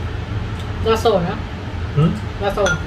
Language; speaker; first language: English; non-native, fluent; Vietnamese